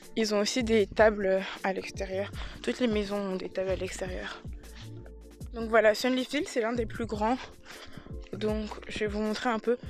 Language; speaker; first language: French; native; French